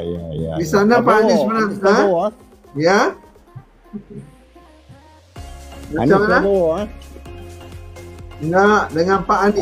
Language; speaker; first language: Malay; native; Malay